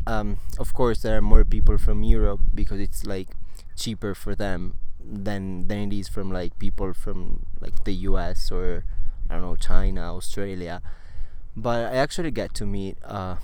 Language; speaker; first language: English; non-native, fluent; Italian